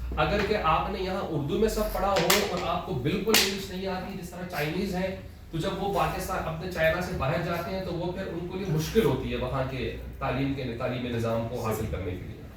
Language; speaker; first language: Urdu; non-native, local second language; Pashto